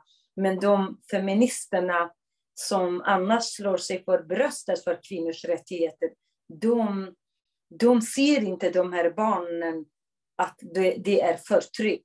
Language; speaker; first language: Swedish; non-native, fluent; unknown